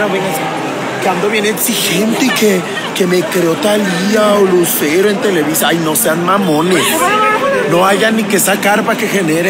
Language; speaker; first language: Spanish; native; Spanish